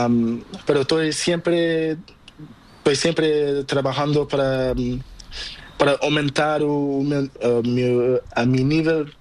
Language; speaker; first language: Spanish; non-native, learner; Portuguese